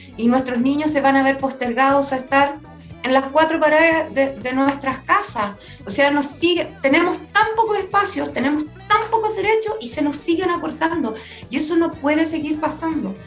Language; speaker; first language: Spanish; native; Spanish